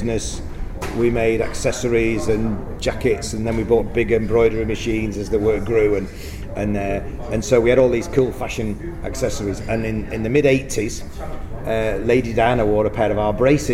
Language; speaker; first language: English; native; English